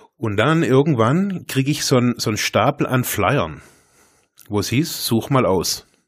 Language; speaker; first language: German; native; German